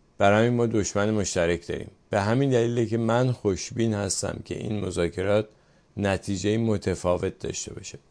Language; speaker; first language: Persian; native; Persian